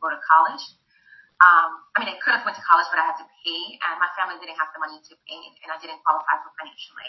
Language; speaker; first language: English; non-native, fluent; Spanish